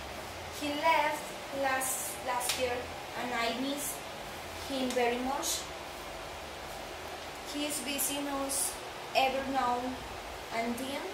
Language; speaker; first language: English; non-native, learner; Spanish